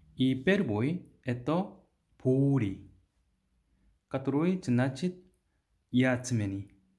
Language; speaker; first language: Russian; non-native, learner; Korean